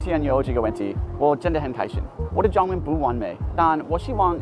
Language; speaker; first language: Chinese; non-native, learner; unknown